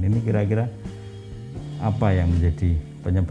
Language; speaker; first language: Indonesian; native; Indonesian